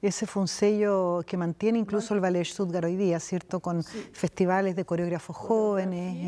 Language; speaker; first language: Spanish; native; Spanish